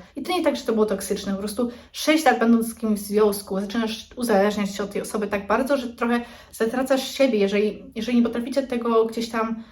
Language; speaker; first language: Polish; native; Polish